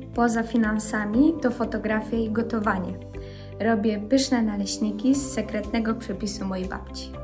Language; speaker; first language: Polish; native; Polish